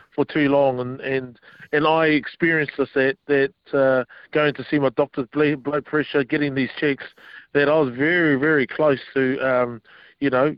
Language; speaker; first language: English; native; English